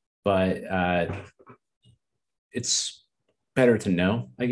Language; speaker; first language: English; native; English